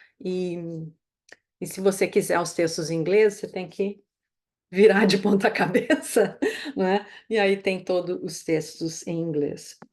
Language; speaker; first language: Portuguese; native; Portuguese